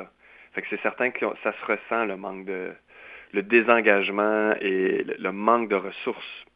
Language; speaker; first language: French; native; French